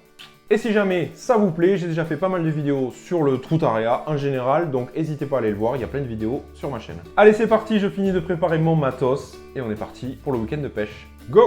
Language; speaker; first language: French; native; French